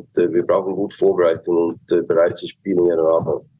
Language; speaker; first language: German; non-native, learner; Swedish